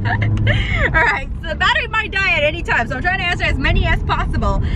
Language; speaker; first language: English; native; English